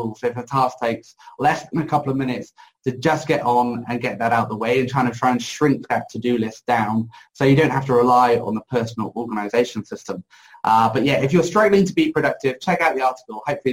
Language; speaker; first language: English; native; English